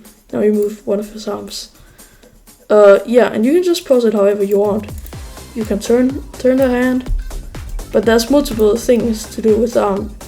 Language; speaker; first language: English; native; English